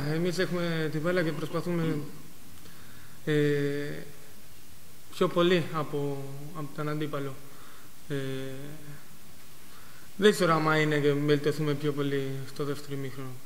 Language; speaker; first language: Greek; non-native, fluent; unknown